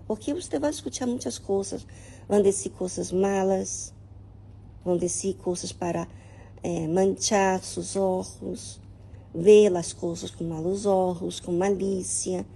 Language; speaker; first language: Portuguese; non-native, learner; Spanish